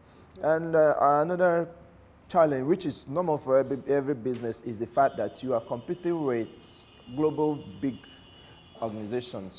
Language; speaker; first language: English; non-native, local second language; Igbo